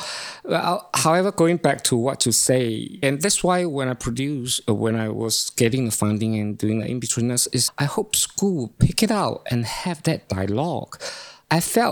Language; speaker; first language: English; non-native, local second language; Chinese